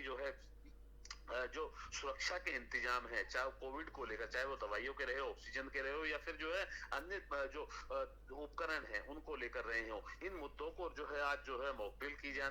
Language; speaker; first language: Hindi; native; Hindi